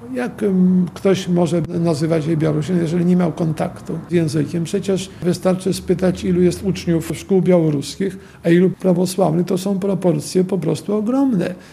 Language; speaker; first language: Polish; native; Polish